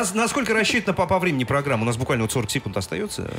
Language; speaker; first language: Russian; native; Russian